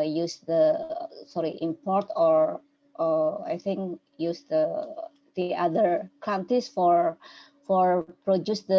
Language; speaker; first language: English; non-native, learner; Indonesian